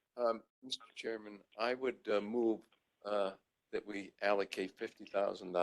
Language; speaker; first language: English; native; English